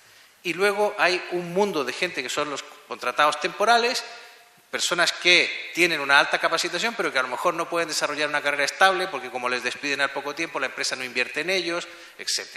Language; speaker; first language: Spanish; native; Spanish